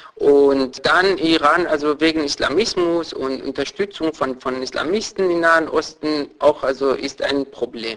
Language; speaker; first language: German; non-native, fluent; Persian